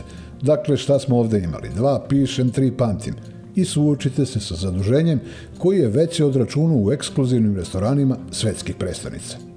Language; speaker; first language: Serbian; native; Serbian